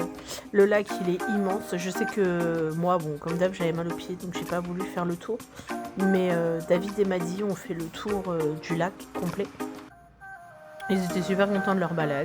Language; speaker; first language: French; native; French